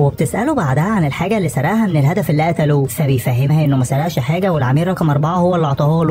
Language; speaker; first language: Arabic; native; Arabic